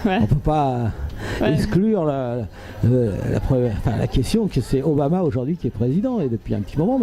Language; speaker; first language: French; native; French